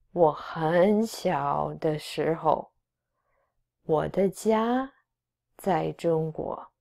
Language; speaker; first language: Chinese; non-native, fluent; English